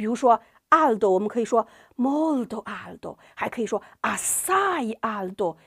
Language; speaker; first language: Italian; non-native, learner; Chinese